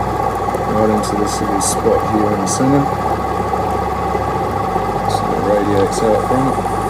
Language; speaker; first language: English; native; English